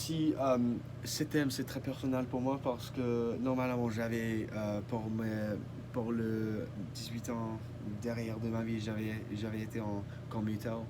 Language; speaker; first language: French; non-native, learner; English